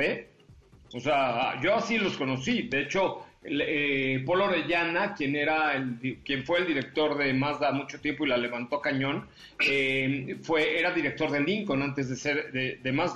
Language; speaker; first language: Spanish; native; Spanish